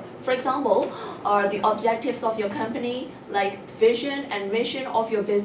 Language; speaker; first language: English; non-native, fluent; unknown